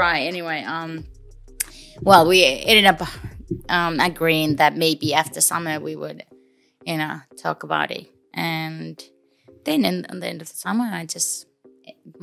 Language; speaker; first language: English; non-native, fluent; Finnish